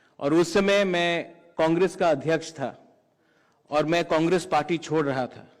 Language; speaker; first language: Hindi; non-native, local second language; Kok Borok